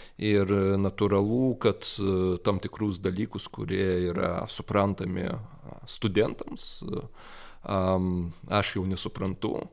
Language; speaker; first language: Lithuanian; non-native, local second language; Russian